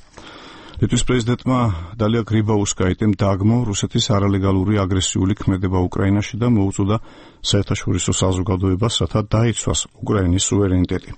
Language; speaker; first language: Georgian; native; Georgian